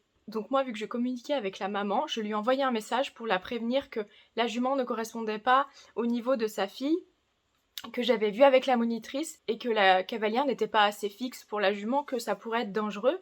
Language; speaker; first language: French; native; French